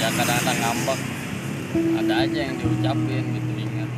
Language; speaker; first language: Indonesian; non-native, local second language; Sundanese